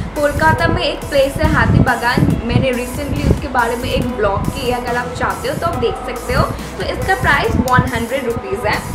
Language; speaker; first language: Hindi; non-native, local second language; Bangla